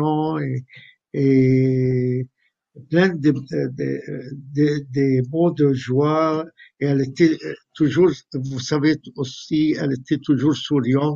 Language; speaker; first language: French; non-native, fluent; Arabic